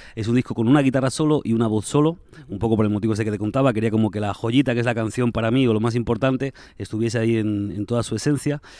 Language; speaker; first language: Spanish; native; Spanish